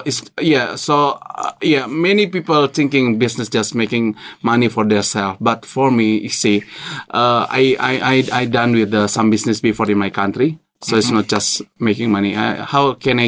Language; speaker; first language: English; non-native, learner; Indonesian